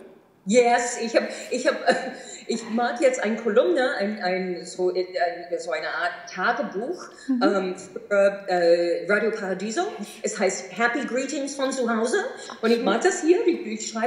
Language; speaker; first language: German; non-native, fluent; English